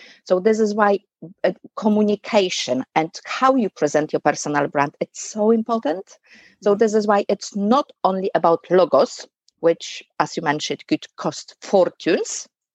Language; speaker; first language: English; non-native, fluent; Polish